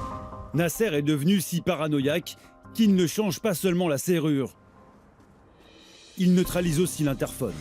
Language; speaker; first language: French; native; French